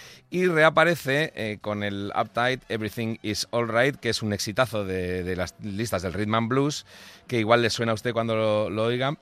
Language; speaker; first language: Spanish; native; Spanish